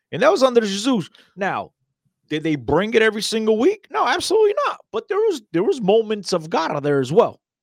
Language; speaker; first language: English; early bilingual, other home language; Portuguese